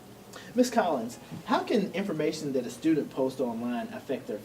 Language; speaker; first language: English; native; English